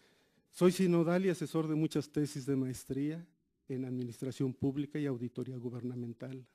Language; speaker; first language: Spanish; native; Spanish